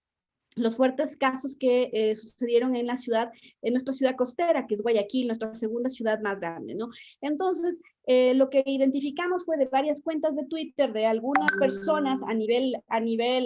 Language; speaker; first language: Spanish; native; Spanish